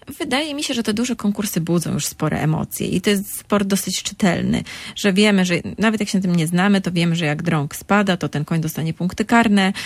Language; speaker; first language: Polish; native; Polish